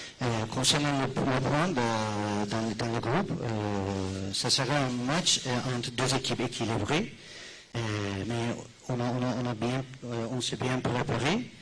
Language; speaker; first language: French; non-native, fluent; Turkish